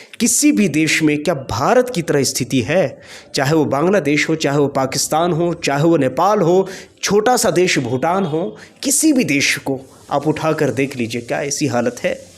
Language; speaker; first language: Hindi; native; Hindi